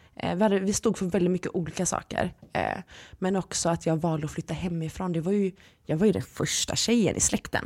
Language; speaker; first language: Swedish; early bilingual, other home language; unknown